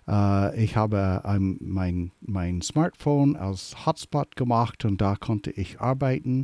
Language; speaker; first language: German; early bilingual, heritage; English